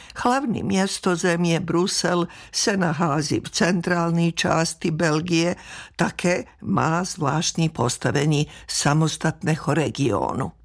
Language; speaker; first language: Czech; non-native, fluent; Serbian